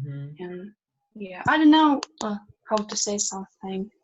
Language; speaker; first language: English; non-native, learner; Russian